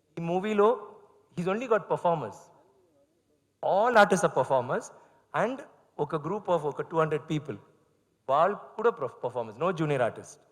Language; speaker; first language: Telugu; non-native, learner; Tamil